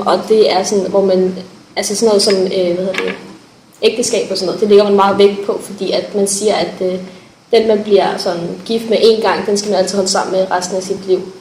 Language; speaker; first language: Danish; early bilingual, other home language; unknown